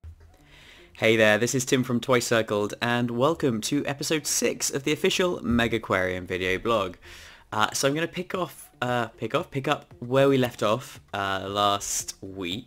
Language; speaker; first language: English; native; English